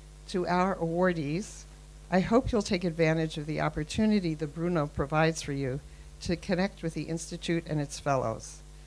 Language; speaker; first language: English; native; English